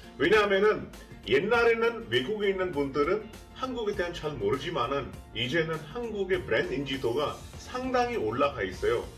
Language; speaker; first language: Korean; non-native, fluent; Hindi